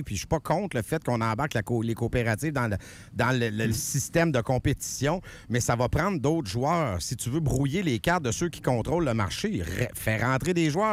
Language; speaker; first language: French; native; French